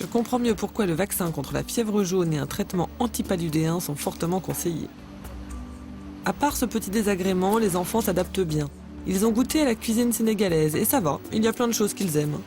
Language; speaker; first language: French; native; French